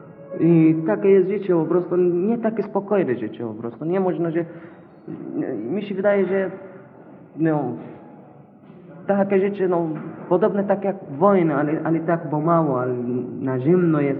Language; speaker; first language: Polish; non-native, learner; Arabic